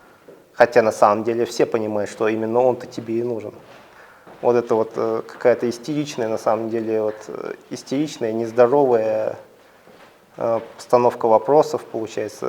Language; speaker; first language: Russian; native; Russian